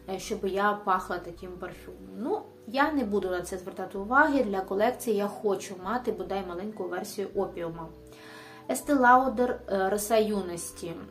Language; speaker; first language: Ukrainian; native; Ukrainian